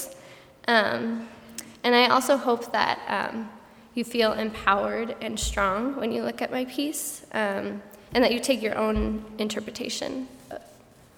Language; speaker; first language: English; native; English